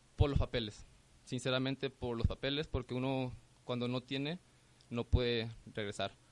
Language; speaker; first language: Spanish; native; Spanish